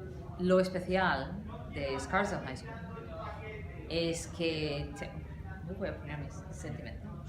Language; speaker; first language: Spanish; non-native, fluent; English